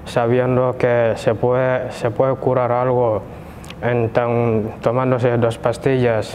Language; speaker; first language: Spanish; non-native, fluent; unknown